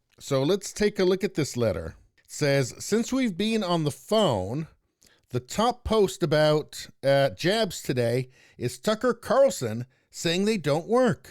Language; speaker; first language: English; native; English